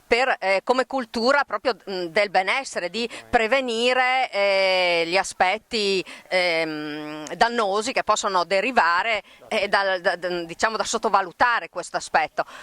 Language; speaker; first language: Italian; native; Italian